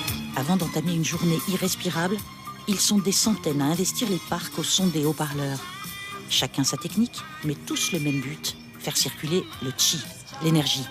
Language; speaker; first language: French; native; French